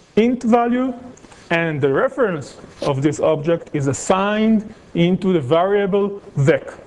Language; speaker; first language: English; non-native, fluent; Hebrew